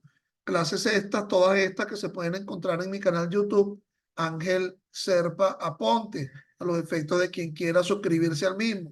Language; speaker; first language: Spanish; native; Spanish